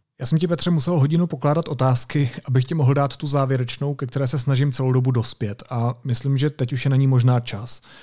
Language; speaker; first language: Czech; native; Czech